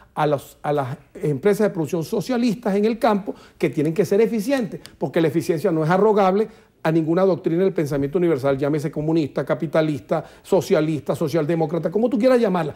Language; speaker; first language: Spanish; native; Spanish